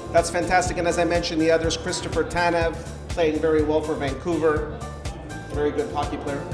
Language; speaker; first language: English; early bilingual, other home language; Macedonian